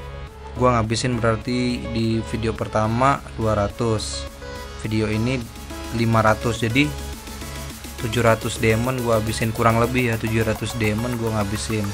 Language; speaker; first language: Indonesian; native; Indonesian